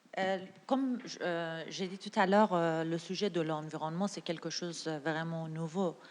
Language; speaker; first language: French; non-native, learner; Persian